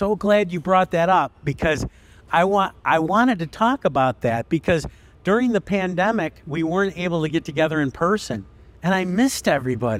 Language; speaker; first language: English; native; English